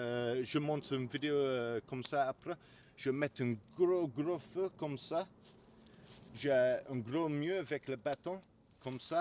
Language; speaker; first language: French; non-native, learner; English